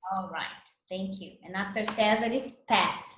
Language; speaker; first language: English; non-native, fluent; Portuguese